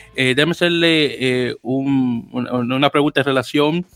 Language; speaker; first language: Spanish; native; Spanish